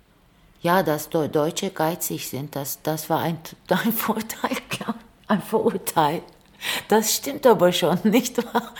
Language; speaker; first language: German; non-native, fluent; Turkish